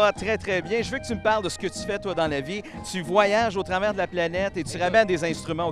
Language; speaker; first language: French; native; French